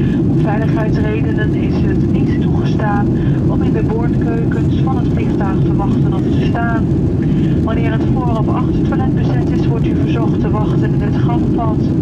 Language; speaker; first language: Dutch; native; Dutch